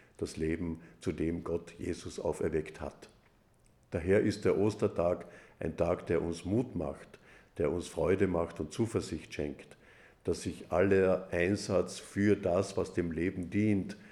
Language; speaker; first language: German; native; German